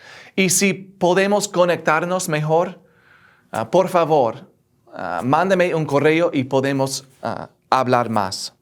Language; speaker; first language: Spanish; non-native, fluent; English